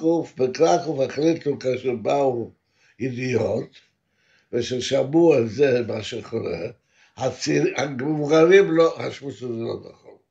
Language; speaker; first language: Hebrew; non-native, fluent; Polish